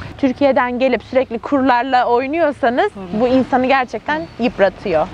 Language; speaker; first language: Turkish; native; Turkish